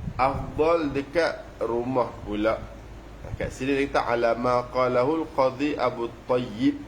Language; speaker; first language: Malay; native; Malay